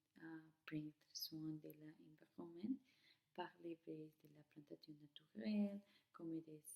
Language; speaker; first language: French; non-native, learner; Spanish